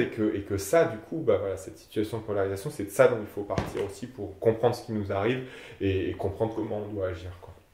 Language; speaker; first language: French; native; French